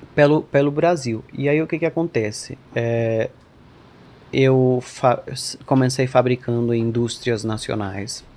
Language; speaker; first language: Portuguese; non-native, fluent; Spanish